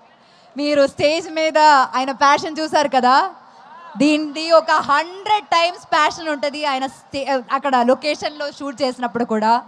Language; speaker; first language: Telugu; non-native, fluent; Malayalam